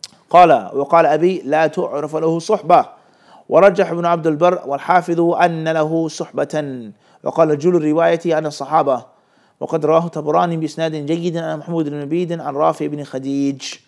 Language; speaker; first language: Arabic; non-native, fluent; English